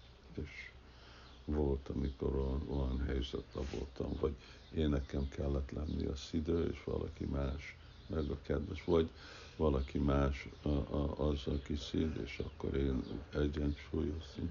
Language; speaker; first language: Hungarian; early bilingual, heritage; Hungarian